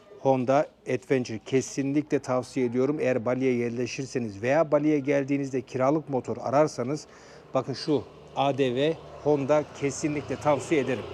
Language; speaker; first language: Turkish; early bilingual, heritage; Turkish